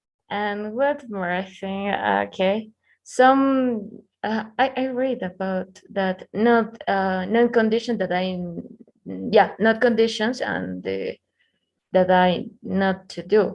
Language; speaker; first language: English; non-native, learner; Spanish